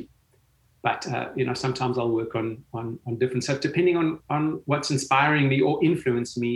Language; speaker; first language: English; native; English